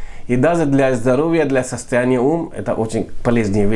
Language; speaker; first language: Russian; non-native, learner; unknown